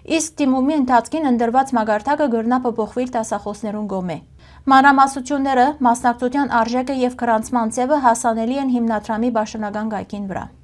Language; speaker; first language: Armenian; early bilingual, heritage; Armenian